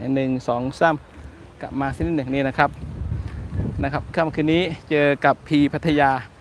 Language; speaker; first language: Thai; non-native, local second language; Northern Khmer